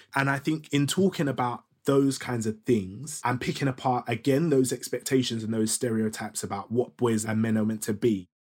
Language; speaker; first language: English; native; English